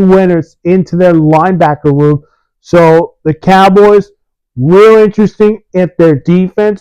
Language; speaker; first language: English; early bilingual, other home language; Spanish